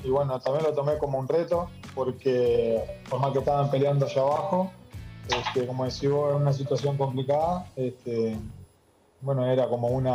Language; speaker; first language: Spanish; native; Spanish